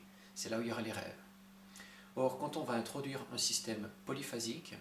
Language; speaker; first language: French; native; French